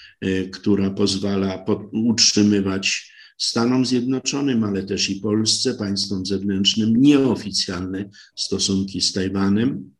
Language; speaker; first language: Polish; native; Polish